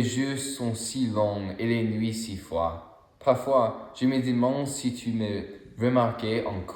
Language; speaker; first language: French; non-native, learner; English